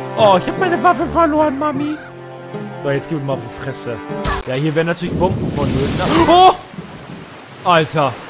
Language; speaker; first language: German; native; German